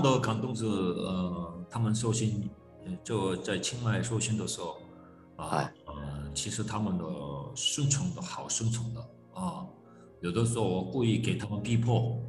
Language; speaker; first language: Chinese; non-native, fluent; Korean